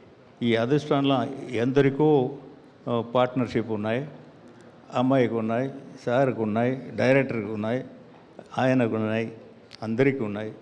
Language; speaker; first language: Telugu; non-native, learner; Tamil